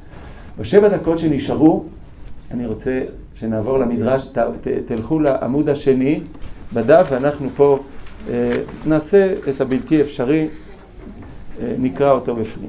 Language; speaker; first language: Hebrew; native; Hebrew